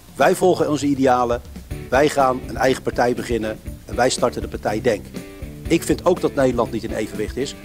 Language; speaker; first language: Dutch; early bilingual, other home language; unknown